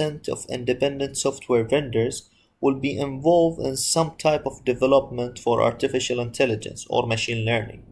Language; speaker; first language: English; non-native, fluent; Arabic